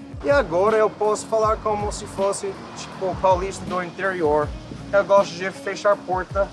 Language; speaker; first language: Portuguese; non-native, fluent; English